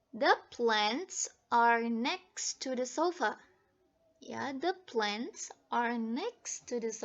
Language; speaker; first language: English; non-native, fluent; Indonesian